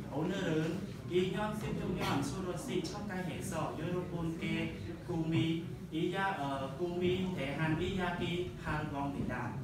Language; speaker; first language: Korean; non-native, fluent; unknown